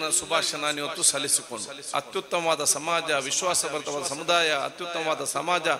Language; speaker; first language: Kannada; non-native, local second language; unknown